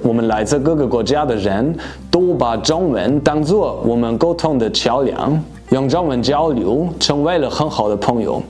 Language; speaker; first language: Chinese; non-native, fluent; German